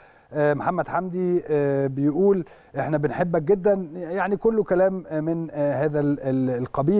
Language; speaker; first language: Arabic; native; Arabic